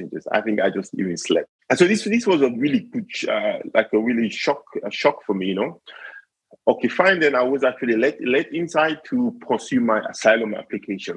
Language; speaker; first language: English; non-native, local second language; Krio